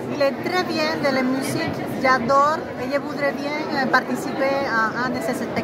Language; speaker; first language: French; non-native, learner; Spanish